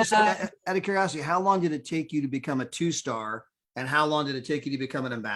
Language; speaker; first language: English; native; English